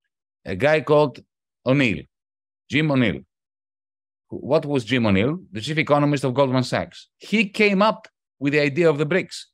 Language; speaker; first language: English; non-native, fluent; Greek